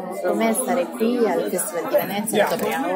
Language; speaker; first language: Italian; native; Italian